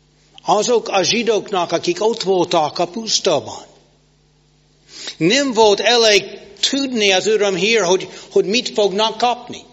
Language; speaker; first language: Hungarian; non-native, fluent; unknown